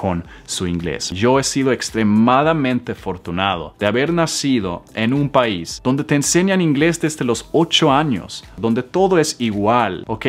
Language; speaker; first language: Spanish; non-native, fluent; Swedish